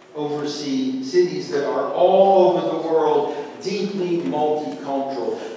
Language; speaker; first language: English; native; English